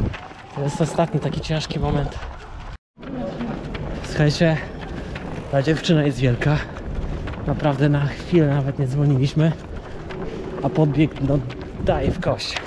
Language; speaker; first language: Polish; native; Polish